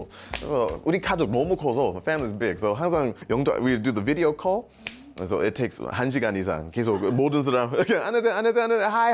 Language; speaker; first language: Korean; non-native, learner; English